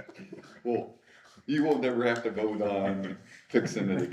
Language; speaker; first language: English; native; English